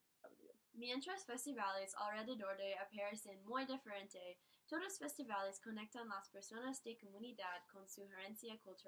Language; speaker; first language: Spanish; non-native, learner; English